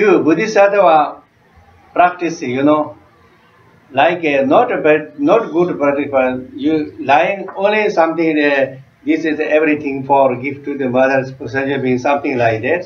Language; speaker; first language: English; non-native, learner; Tibetan